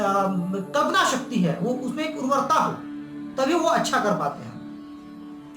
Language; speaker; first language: Hindi; native; Hindi